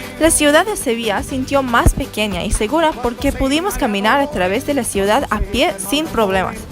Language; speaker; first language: Spanish; non-native, learner; English